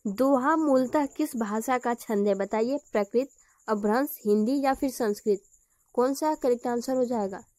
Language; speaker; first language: Hindi; native; Hindi